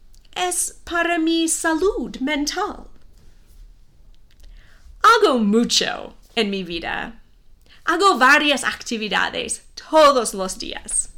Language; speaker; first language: Spanish; non-native, fluent; English